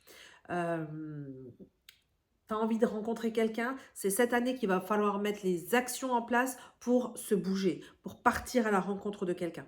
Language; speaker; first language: French; native; French